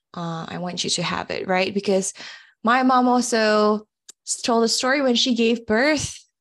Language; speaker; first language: English; early bilingual, other home language; Indonesian